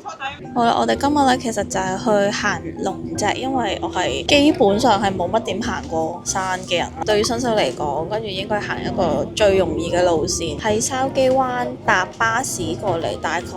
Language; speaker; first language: Cantonese; native; Cantonese